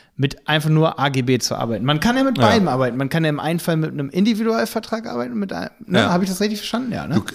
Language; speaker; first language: German; native; German